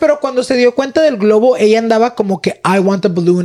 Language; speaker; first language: Spanish; early bilingual, heritage; Spanish